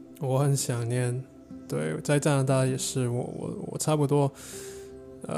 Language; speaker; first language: Chinese; non-native, learner; English